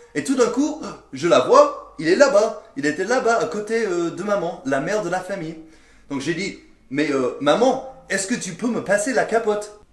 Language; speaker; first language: French; non-native, fluent; English